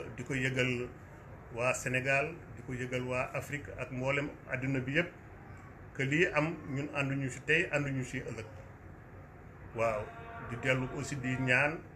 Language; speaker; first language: Wolof; non-native, local second language; Fula